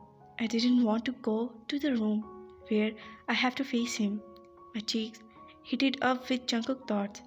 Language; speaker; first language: English; non-native, local second language; Urdu